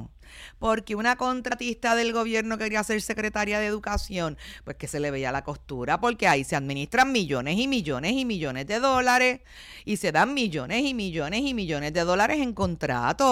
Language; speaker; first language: Spanish; native; Spanish